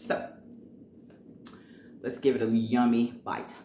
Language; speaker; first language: English; native; English